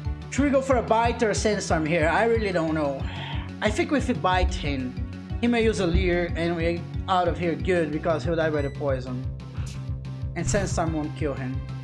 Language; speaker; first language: English; non-native, fluent; Portuguese